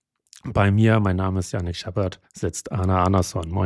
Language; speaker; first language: German; native; German